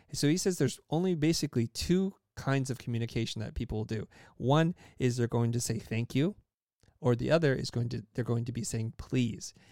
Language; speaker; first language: English; early bilingual, other home language; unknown